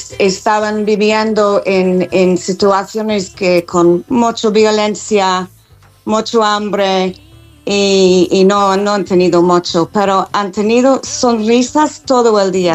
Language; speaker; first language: Spanish; non-native, learner; English